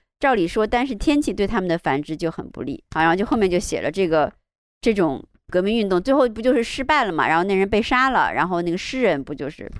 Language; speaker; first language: Chinese; native; Chinese